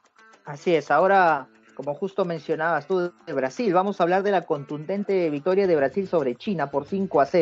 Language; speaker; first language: Spanish; native; Spanish